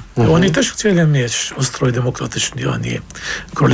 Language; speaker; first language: Polish; non-native, fluent; Arabic